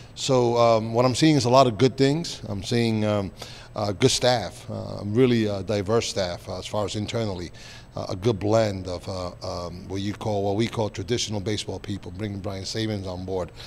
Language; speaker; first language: English; native; English